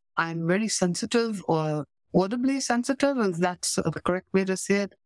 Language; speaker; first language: English; native; English